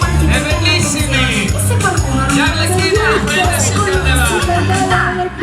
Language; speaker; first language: Italian; native; Italian